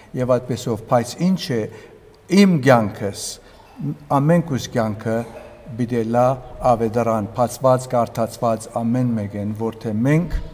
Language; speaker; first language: Armenian; early bilingual, heritage; Armenian